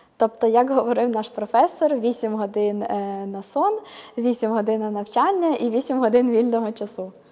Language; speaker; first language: Ukrainian; native; Ukrainian